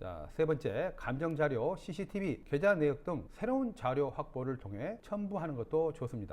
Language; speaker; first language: Korean; native; Korean